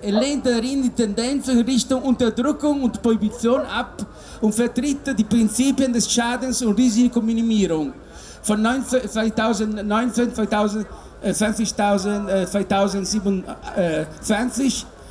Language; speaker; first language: German; non-native, fluent; Italian